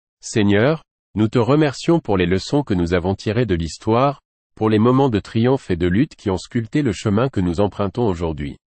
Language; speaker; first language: French; non-native, local second language; Haitian Creole